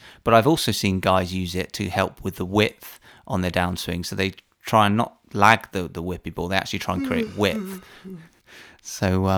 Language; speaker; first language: English; native; English